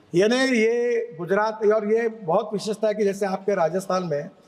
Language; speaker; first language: Hindi; non-native, local second language; Marathi